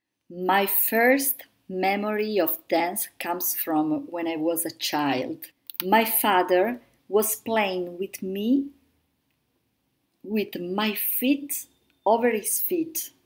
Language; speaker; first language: English; non-native, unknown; Italian